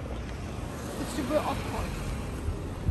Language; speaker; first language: Czech; non-native, learner; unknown